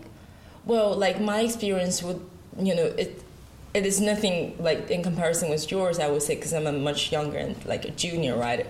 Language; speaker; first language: English; non-native, fluent; Chinese